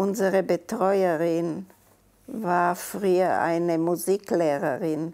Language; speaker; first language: German; non-native, fluent; Czech